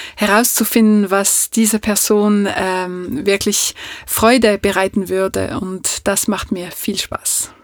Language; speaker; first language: German; non-native, fluent; French